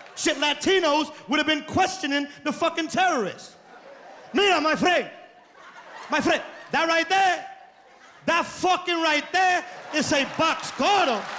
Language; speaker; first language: English; native; English